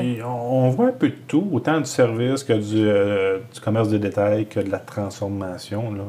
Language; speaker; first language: French; native; French